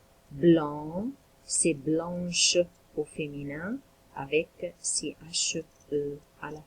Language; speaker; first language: French; non-native, local second language; Arabic